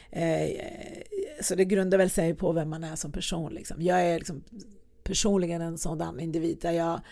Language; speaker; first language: Swedish; early bilingual, other home language; Persian